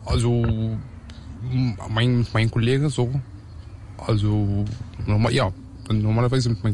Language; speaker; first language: German; non-native, learner; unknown